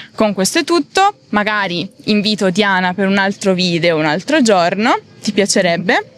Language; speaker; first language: Italian; native; Italian